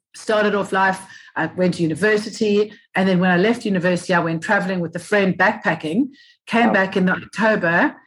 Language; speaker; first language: English; native; English